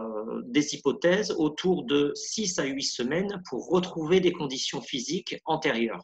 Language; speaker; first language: French; native; French